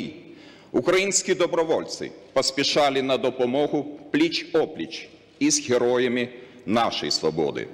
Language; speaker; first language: Ukrainian; non-native, learner; Lithuanian